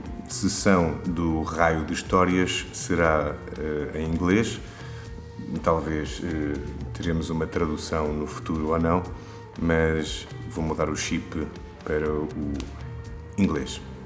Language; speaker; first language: Portuguese; native; Portuguese